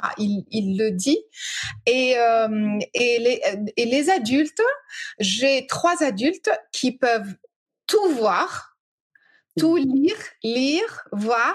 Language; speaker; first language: French; early bilingual, other home language; English